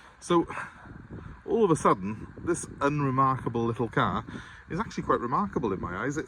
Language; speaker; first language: English; native; English